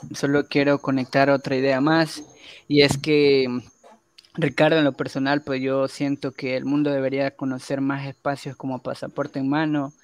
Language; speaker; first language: Spanish; native; Spanish